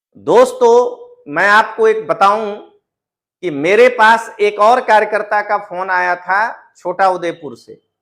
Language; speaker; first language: Hindi; non-native, local second language; Gujarati